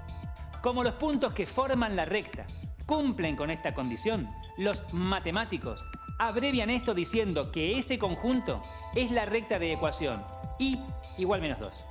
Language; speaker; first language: Spanish; native; Spanish